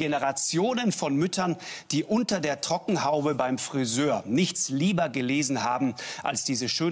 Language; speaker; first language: German; native; German